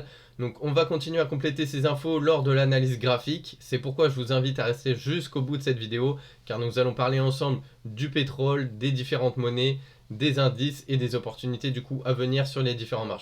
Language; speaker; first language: French; native; French